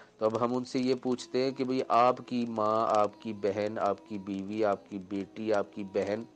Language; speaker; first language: Urdu; native; Urdu